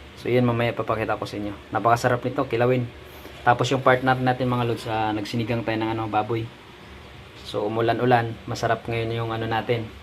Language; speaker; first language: Filipino; non-native, local second language; Cebuano